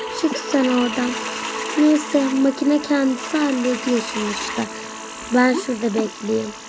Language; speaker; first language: Turkish; native; Turkish